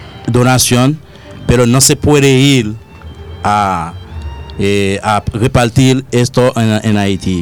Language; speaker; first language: Spanish; non-native, learner; Haitian Creole